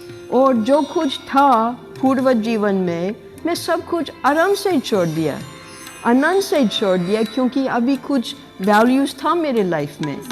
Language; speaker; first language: Hindi; non-native, learner; English